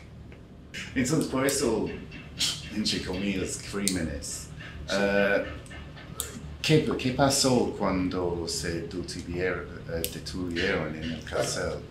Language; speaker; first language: Spanish; non-native, fluent; English